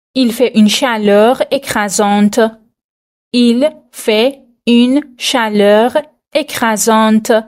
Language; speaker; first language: French; non-native, fluent; Persian